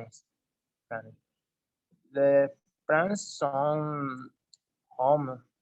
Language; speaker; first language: French; non-native, learner; Spanish